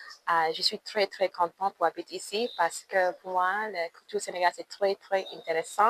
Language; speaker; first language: French; non-native, learner; English